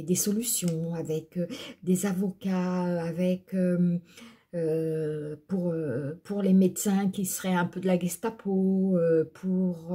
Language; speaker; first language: French; native; French